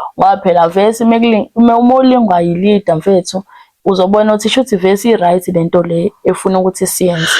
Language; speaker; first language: Zulu; native; Zulu